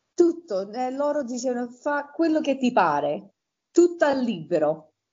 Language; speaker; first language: Italian; early bilingual, heritage; Italian